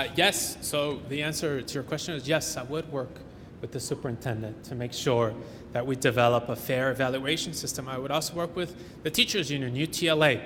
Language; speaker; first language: English; early bilingual, other home language; Spanish